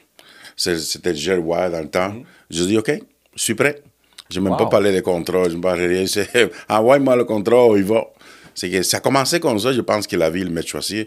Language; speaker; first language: French; non-native, fluent; Spanish